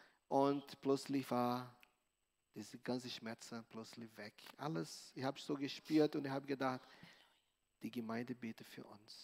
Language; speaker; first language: German; non-native, learner; Portuguese